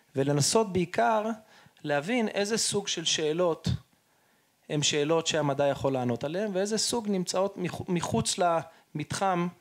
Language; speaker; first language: Hebrew; early bilingual, heritage; Hebrew